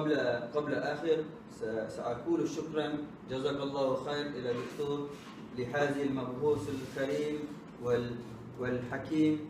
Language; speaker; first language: Arabic; non-native, learner; Malay